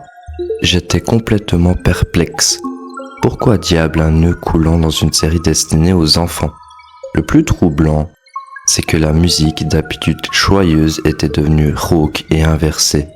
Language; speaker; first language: French; native; French